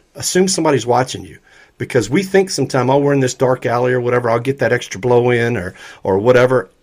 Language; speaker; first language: English; native; English